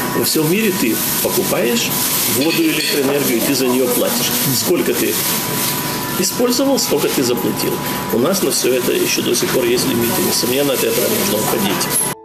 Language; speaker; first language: Russian; native; Russian